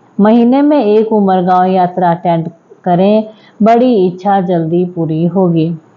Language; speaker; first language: Hindi; native; Hindi